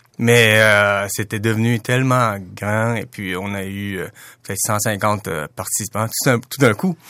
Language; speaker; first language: French; non-native, fluent; Chinese